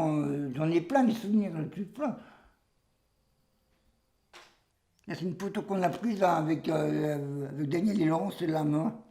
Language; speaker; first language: French; native; French